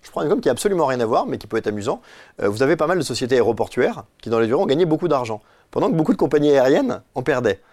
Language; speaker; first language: French; native; French